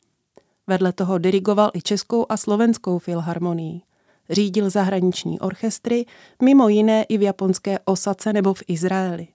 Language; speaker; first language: Czech; native; Czech